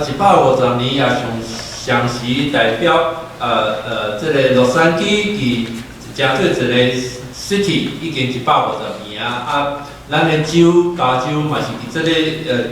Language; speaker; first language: Chinese; native; Chinese